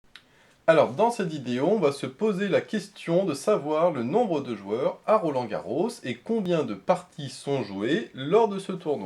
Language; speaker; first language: French; native; French